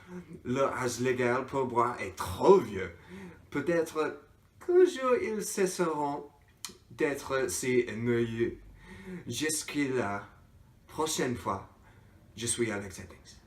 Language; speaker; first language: French; non-native, learner; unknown